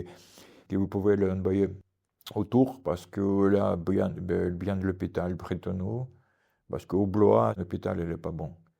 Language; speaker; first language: French; non-native, fluent; Russian